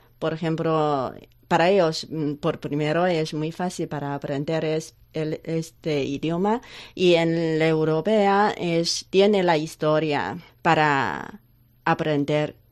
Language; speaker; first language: Spanish; non-native, learner; Chinese